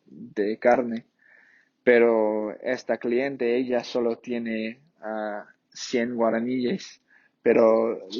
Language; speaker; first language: Spanish; non-native, fluent; English